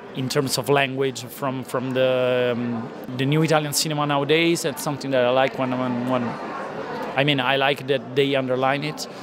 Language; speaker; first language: English; non-native, fluent; Italian